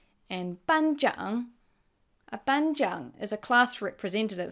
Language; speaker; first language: English; native; English